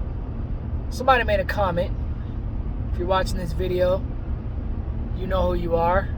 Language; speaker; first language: English; native; English